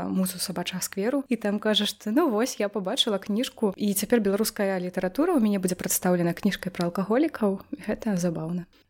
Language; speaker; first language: Belarusian; non-native, local second language; Russian